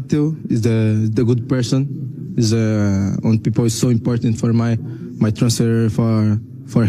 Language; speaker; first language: English; non-native, learner; Portuguese